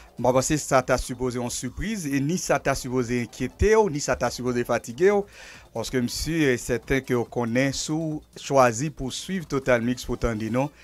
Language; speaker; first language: French; non-native, local second language; Haitian Creole